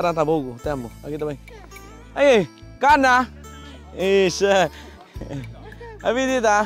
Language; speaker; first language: Portuguese; non-native, learner; Vietnamese